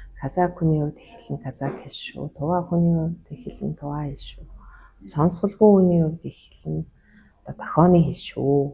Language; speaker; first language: Mongolian; non-native, local second language; Kazakh